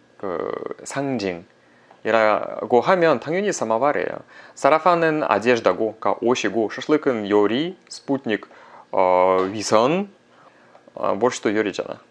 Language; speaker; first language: Korean; non-native, fluent; Russian